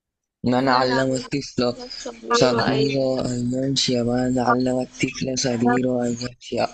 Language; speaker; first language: Arabic; non-native, learner; Bangla